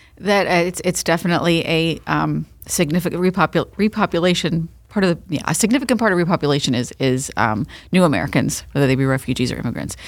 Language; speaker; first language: English; native; English